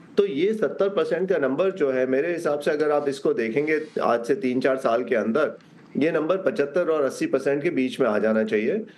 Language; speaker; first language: Hindi; native; Hindi